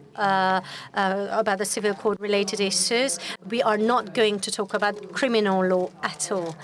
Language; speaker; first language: English; non-native, fluent; Hungarian